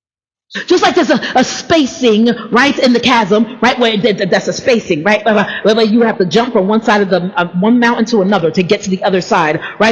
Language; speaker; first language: English; native; English